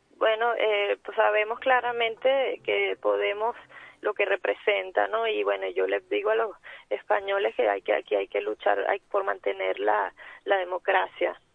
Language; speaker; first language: Spanish; native; Spanish